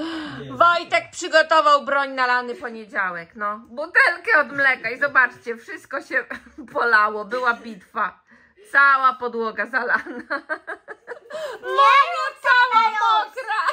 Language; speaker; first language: Polish; native; Polish